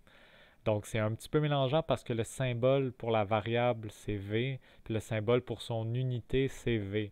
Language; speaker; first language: French; native; French